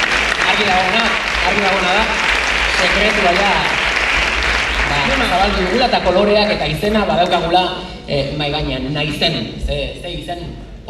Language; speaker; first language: Basque; native; Basque